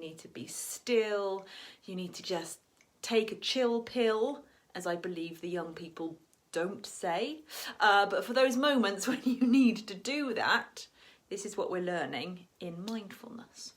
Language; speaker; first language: English; native; English